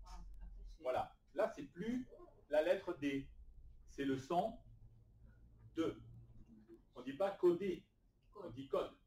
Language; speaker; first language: French; native; French